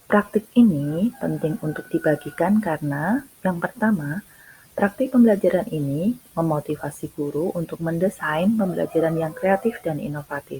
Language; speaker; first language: Indonesian; native; Indonesian